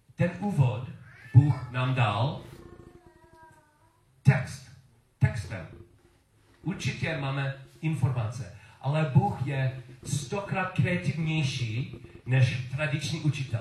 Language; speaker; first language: Czech; non-native, learner; English